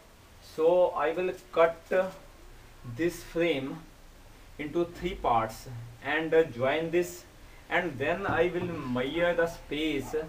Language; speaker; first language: English; non-native, local second language; Hindi